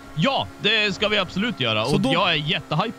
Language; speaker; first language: Swedish; native; Swedish